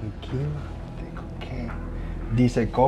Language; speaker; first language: Spanish; non-native, learner; English